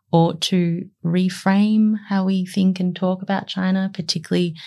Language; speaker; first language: English; native; English